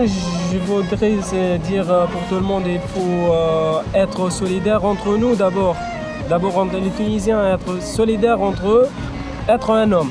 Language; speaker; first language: French; non-native, local second language; Arabic